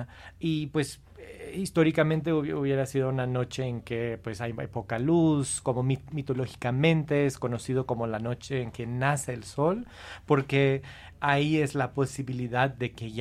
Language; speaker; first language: Spanish; non-native, fluent; English